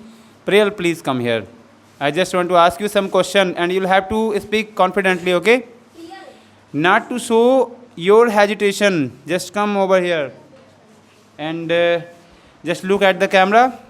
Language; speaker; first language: English; non-native, fluent; Hindi